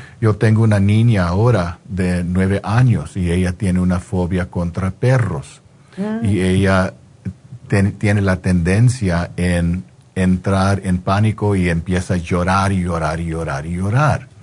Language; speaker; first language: Spanish; non-native, fluent; English